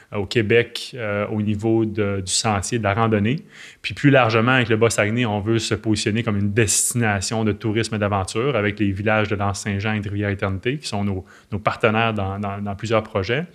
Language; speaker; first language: French; native; French